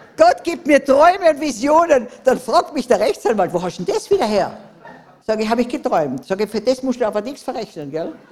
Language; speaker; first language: German; native; German